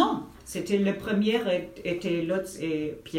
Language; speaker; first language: French; non-native, fluent; German